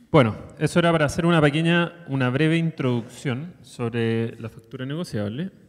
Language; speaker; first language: Spanish; native; Spanish